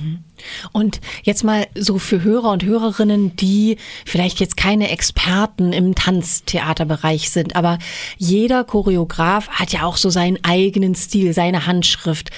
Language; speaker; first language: German; native; German